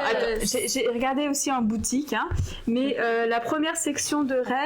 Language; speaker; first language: French; native; French